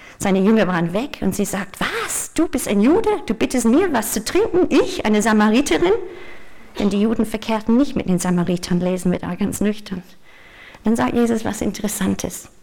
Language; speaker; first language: German; non-native, fluent; English